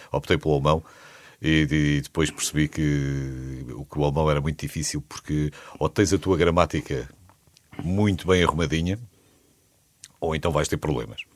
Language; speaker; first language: Portuguese; native; Portuguese